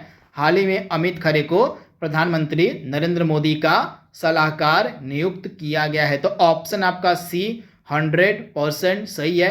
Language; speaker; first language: Hindi; native; Hindi